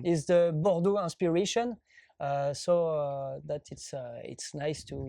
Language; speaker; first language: English; non-native, learner; French